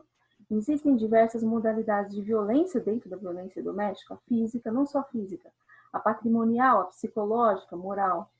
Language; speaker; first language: Portuguese; native; Portuguese